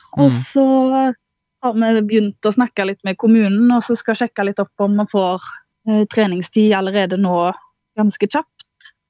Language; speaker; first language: Norwegian; native; Norwegian